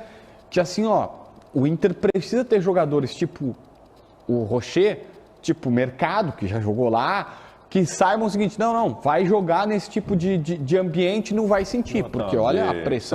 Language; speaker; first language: Portuguese; native; Portuguese